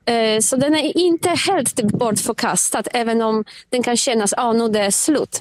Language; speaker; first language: Swedish; non-native, fluent; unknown